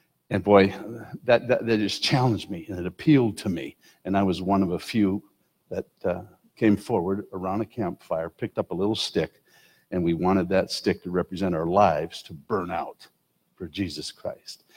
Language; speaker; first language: English; native; English